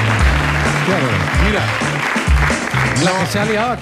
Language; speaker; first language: Spanish; native; Spanish